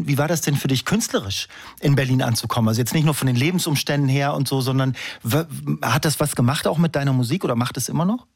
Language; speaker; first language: German; native; German